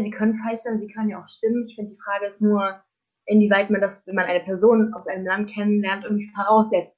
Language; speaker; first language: German; native; German